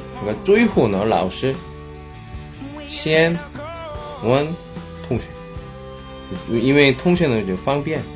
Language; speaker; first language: Chinese; non-native, learner; Korean